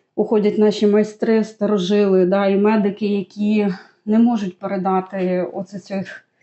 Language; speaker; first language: Ukrainian; native; Ukrainian